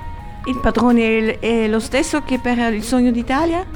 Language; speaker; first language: Italian; non-native, learner; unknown